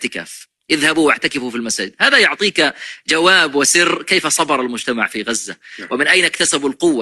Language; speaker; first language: Arabic; native; Arabic